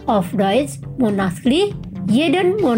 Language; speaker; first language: German; non-native, fluent; Indonesian